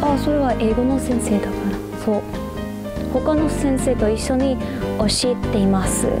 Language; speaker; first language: Japanese; non-native, learner; English